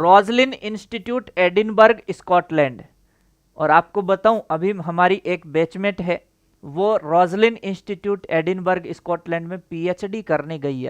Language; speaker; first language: Hindi; native; Hindi